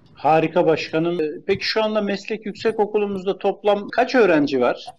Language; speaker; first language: Turkish; native; Turkish